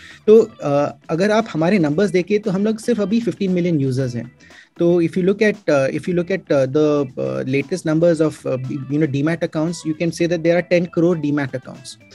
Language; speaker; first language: Hindi; non-native, local second language; Malayalam